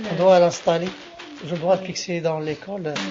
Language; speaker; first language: French; non-native, local second language; Arabic